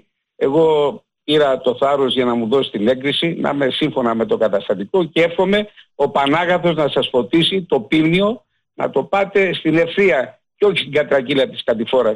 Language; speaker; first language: Greek; native; Greek